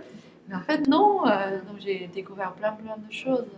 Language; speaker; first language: French; non-native, fluent; Chinese